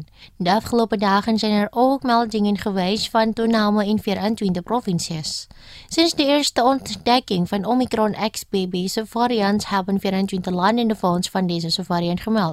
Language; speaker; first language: Dutch; non-native, fluent; Indonesian